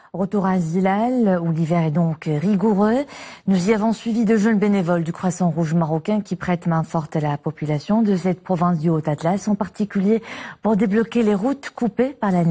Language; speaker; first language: French; non-native, local second language; Arabic